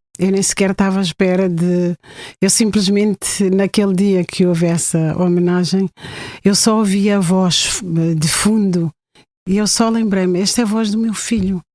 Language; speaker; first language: Portuguese; non-native, local second language; Kabuverdianu